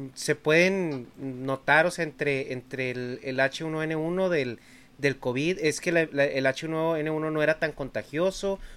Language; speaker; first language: Spanish; native; Spanish